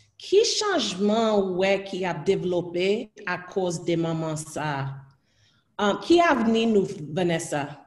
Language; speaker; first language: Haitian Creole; early bilingual, heritage; Haitian Creole